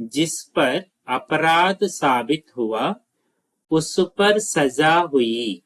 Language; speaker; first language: Hindi; non-native, local second language; Telugu